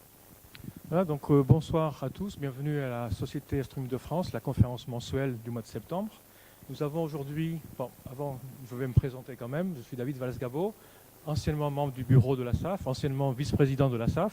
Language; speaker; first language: French; native; French